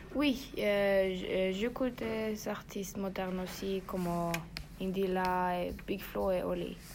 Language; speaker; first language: French; non-native, learner; Norwegian